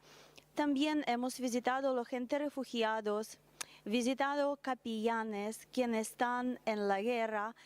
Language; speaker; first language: Spanish; non-native, learner; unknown